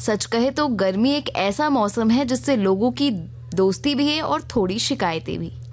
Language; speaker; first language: Hindi; native; Hindi